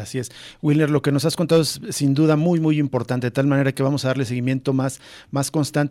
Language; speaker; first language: Spanish; native; Spanish